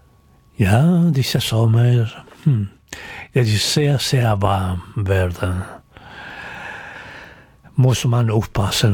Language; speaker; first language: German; non-native, learner; Spanish